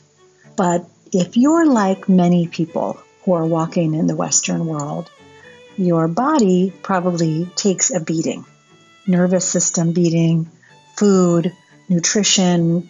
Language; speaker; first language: English; native; English